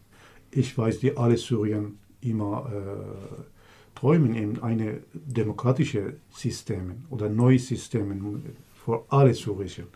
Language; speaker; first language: German; non-native, learner; Kurdish